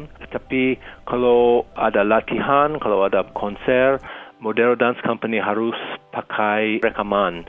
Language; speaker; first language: Indonesian; non-native, fluent; English